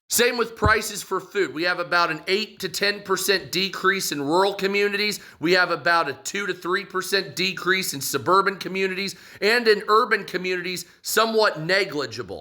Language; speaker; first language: English; native; English